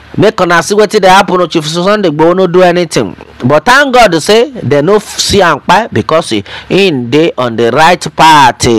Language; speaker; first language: Nigerian Pidgin; non-native, local second language; Yoruba